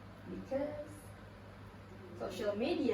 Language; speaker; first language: English; non-native, learner; Indonesian